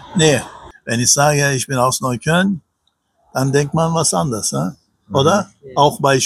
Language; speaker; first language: German; non-native, learner; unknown